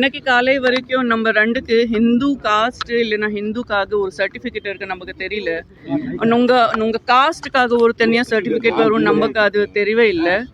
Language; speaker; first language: Tamil; non-native, fluent; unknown